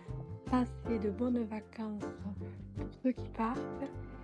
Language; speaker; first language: French; native; French